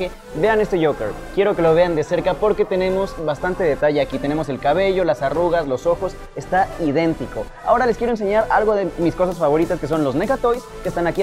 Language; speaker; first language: Spanish; native; Spanish